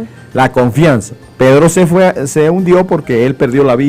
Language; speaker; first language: Spanish; native; Spanish